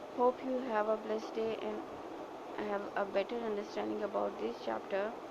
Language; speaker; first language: English; non-native, local second language; Urdu